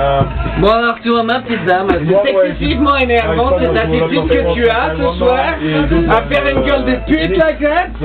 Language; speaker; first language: French; native; French